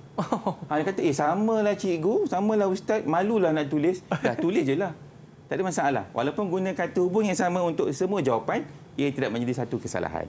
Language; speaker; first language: Malay; native; Malay